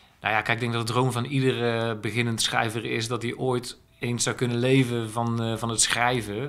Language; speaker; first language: Dutch; native; Dutch